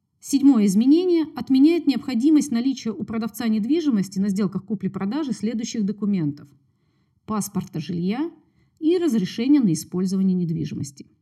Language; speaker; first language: Russian; native; Russian